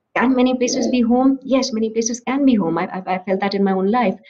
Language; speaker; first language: English; non-native, local second language; Assamese